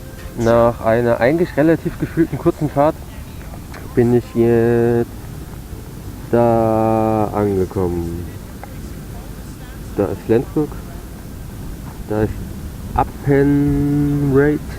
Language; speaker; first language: German; native; German